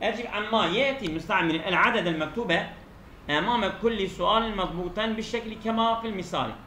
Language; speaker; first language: Arabic; non-native, fluent; Turkish